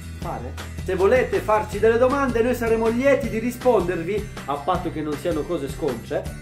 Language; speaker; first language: Italian; early bilingual, heritage; Italian